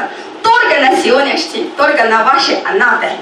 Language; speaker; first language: Russian; non-native, learner; Chinese